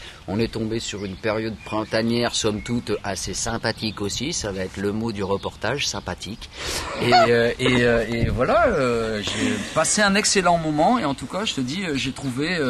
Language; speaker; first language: French; native; French